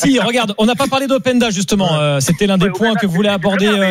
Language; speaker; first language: French; native; French